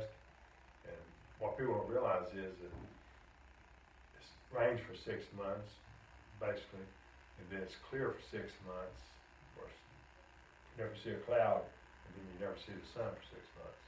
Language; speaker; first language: English; native; English